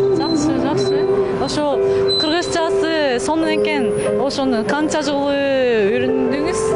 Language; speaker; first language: Kyrgyz; non-native, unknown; Japanese